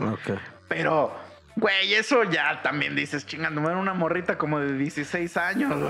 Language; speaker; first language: Spanish; native; Spanish